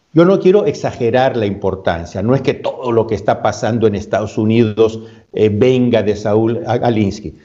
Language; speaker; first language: Spanish; native; Spanish